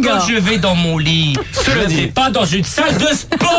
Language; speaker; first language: French; native; French